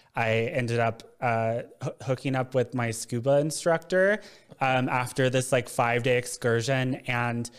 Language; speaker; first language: English; native; English